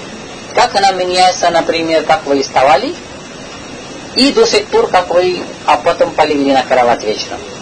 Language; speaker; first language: Russian; non-native, learner; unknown